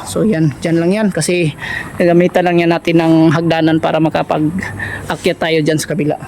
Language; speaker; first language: Filipino; non-native, local second language; Cebuano